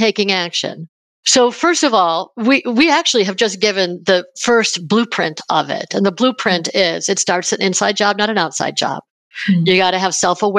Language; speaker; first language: English; native; English